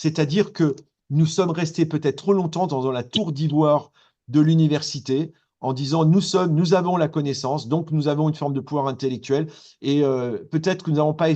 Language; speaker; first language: French; native; French